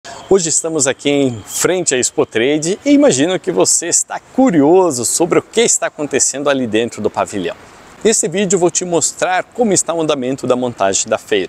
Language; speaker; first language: Portuguese; native; Portuguese